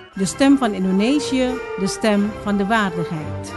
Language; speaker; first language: Dutch; non-native, fluent; Indonesian